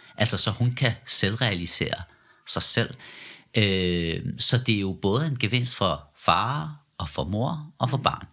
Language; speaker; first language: Danish; early bilingual, other home language; Persian